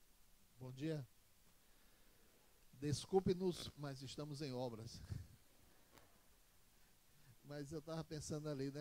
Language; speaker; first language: Portuguese; native; Portuguese